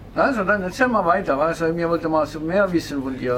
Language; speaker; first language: German; non-native, fluent; Italian